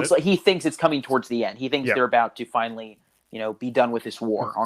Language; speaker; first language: English; native; English